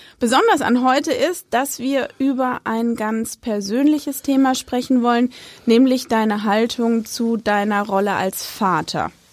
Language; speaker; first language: German; native; German